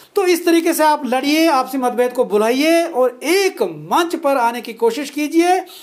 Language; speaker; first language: Hindi; non-native, local second language; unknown